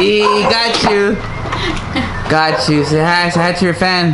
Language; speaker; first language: English; early bilingual, other home language; Spanish